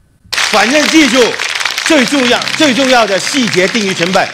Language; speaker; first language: Chinese; non-native, local second language; Cantonese